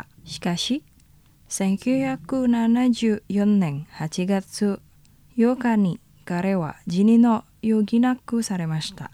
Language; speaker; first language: Japanese; non-native, fluent; Indonesian